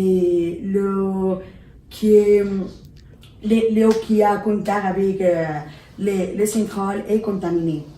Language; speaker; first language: French; non-native, learner; Spanish